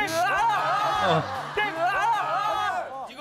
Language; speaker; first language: Korean; native; Korean